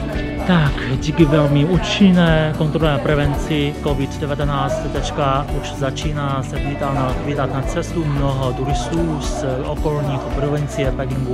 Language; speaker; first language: Czech; non-native, fluent; Chinese